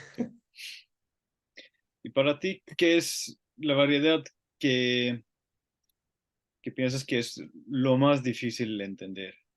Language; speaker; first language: Spanish; non-native, learner; Finnish